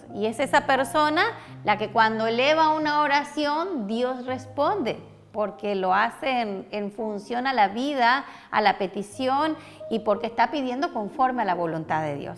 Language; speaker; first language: Spanish; native; Spanish